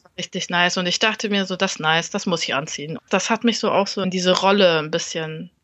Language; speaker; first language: German; early bilingual, other home language; Vietnamese